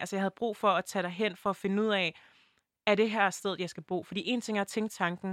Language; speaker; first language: Danish; early bilingual, other home language; French